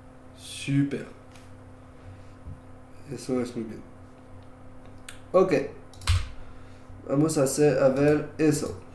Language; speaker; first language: Spanish; non-native, learner; French